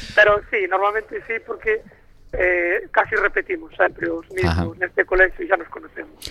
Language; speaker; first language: Galician; non-native, local second language; Spanish